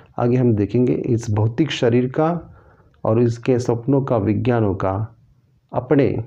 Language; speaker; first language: Hindi; non-native, local second language; Marathi